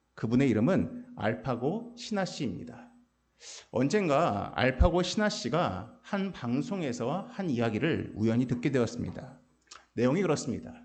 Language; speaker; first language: Korean; native; Korean